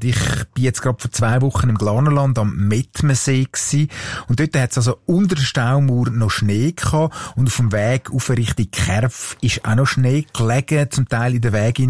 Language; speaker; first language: German; native; German